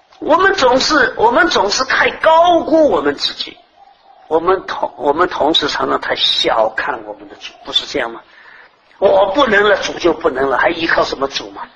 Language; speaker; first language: Chinese; early bilingual, heritage; Chinese